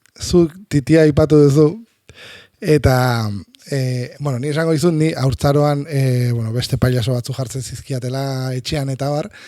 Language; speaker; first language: Basque; native; Basque